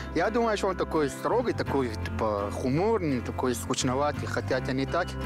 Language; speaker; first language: Russian; non-native, learner; Persian